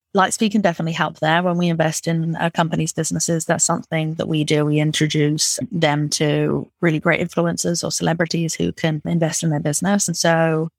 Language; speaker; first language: English; native; English